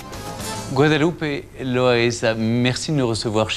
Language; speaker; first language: French; native; French